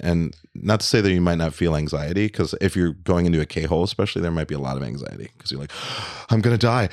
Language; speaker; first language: English; early bilingual, other home language; French